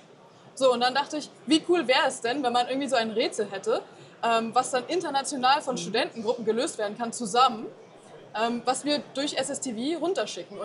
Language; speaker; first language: German; native; German